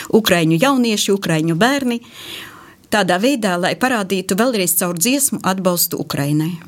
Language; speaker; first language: Latvian; non-native, fluent; Ukrainian